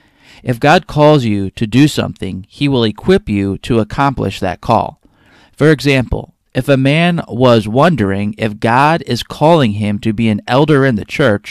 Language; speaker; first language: English; native; English